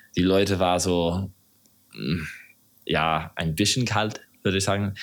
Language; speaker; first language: German; non-native, learner; English